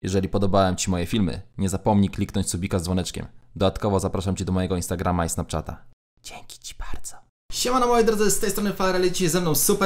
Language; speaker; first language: Polish; native; Polish